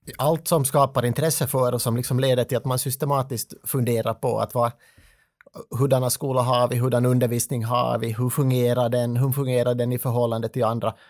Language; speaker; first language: Swedish; native; Swedish